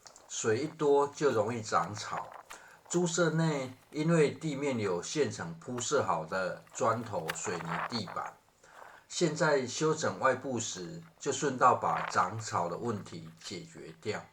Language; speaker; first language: Chinese; native; Chinese